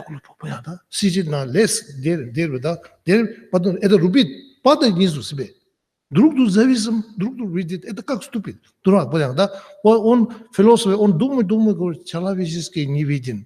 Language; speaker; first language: Russian; non-native, learner; Tibetan